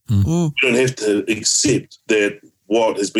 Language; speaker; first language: English; native; English